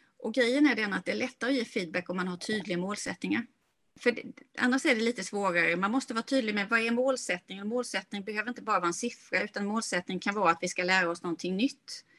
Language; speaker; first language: Swedish; native; Swedish